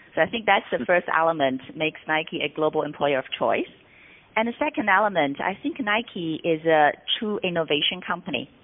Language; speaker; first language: English; non-native, fluent; Chinese